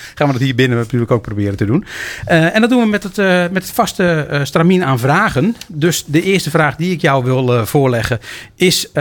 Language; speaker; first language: Dutch; native; Dutch